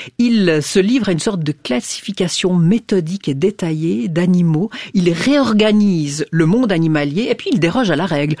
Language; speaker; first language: French; native; French